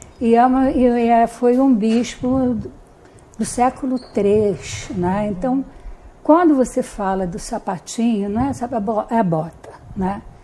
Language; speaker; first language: Portuguese; early bilingual, other home language; Hungarian